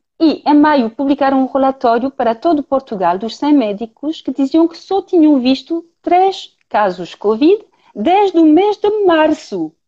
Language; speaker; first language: Portuguese; non-native, fluent; French